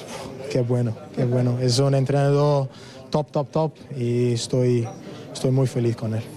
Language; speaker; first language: Spanish; non-native, learner; English